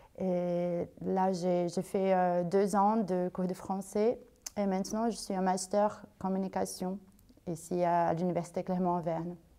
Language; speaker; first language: French; non-native, fluent; Portuguese